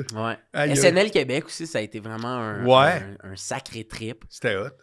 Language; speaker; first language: French; native; French